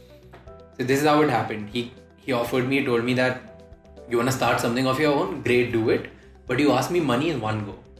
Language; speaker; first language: English; non-native, local second language; Hindi